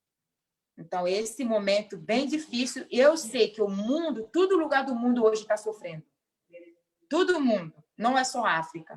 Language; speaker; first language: Portuguese; non-native, local second language; Mandingo